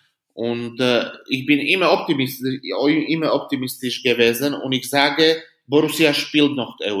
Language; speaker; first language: German; non-native, fluent; Slovak